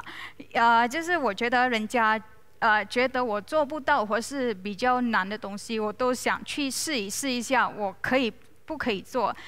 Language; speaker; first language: Chinese; non-native, local second language; Malay